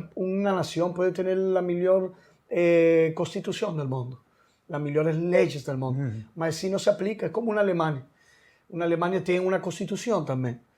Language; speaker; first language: Portuguese; non-native, learner; Spanish